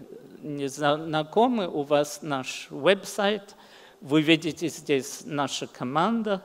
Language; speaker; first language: Russian; early bilingual, heritage; English